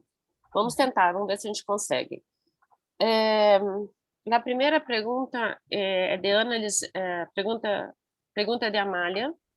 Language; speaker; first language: Portuguese; non-native, learner; Spanish